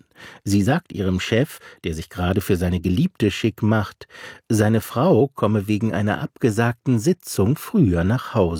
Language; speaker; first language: German; native; German